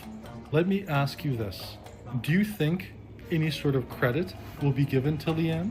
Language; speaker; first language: English; native; English